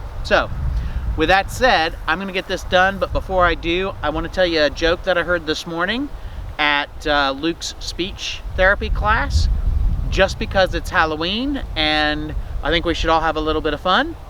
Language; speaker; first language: English; native; English